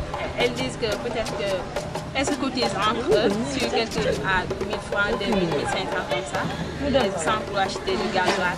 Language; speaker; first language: French; non-native, local second language; Wolof